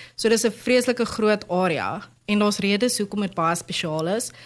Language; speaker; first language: Afrikaans; native; Afrikaans